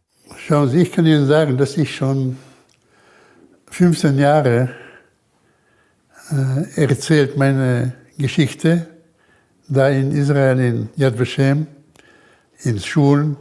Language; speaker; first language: German; early bilingual, heritage; German